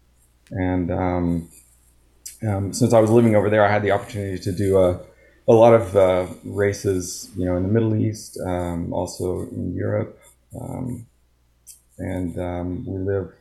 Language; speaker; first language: English; native; English